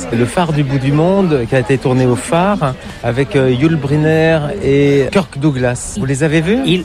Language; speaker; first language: French; native; French